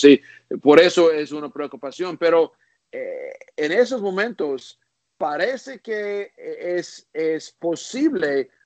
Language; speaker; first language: Spanish; non-native, learner; English